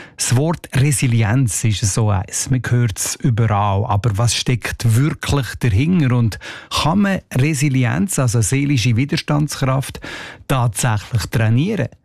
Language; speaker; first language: German; native; German